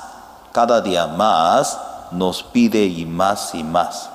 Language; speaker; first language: Spanish; non-native, learner; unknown